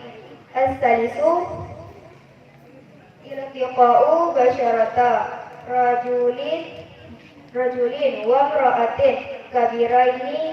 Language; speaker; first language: Arabic; non-native, learner; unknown